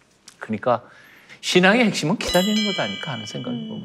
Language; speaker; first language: Korean; native; Korean